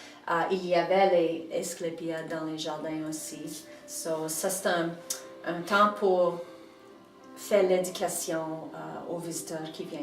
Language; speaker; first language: French; non-native, local second language; English